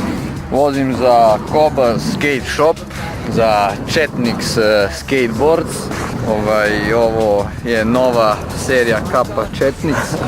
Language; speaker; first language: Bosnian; early bilingual, heritage; Italian